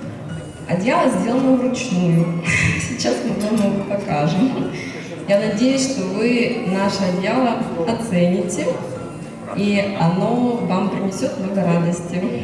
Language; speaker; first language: Russian; native; Russian